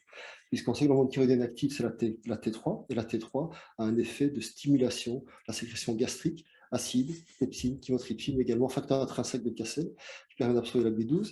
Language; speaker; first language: French; native; French